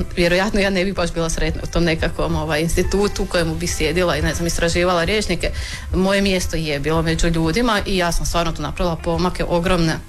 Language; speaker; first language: Croatian; native; Croatian